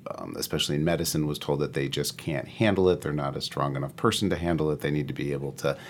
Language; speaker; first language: English; native; English